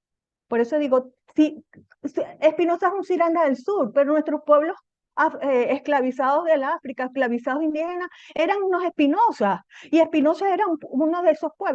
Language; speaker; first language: Spanish; native; Spanish